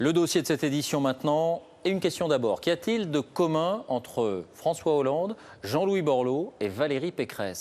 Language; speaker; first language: French; native; French